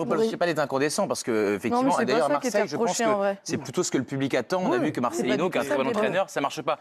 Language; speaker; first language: French; native; French